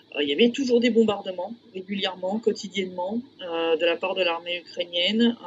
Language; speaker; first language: French; native; French